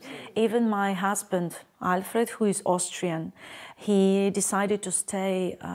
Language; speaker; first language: English; non-native, fluent; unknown